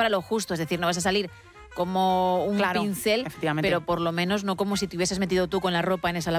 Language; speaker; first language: Spanish; native; Spanish